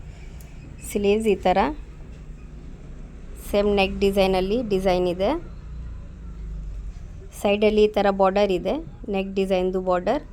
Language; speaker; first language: Kannada; non-native, local second language; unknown